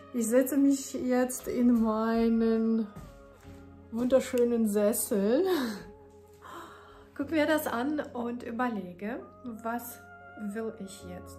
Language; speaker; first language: German; non-native, fluent; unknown